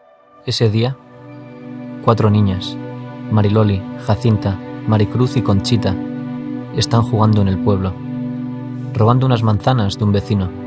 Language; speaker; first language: Spanish; native; Spanish